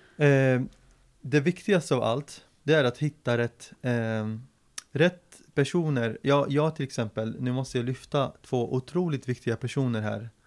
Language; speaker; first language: Swedish; early bilingual, other home language; Arabic